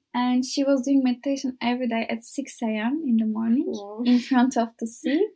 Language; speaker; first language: English; non-native, learner; Turkish